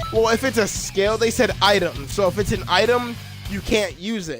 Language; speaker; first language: English; native; English